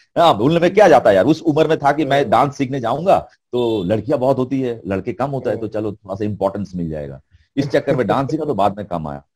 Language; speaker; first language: Hindi; non-native, local second language; Bangla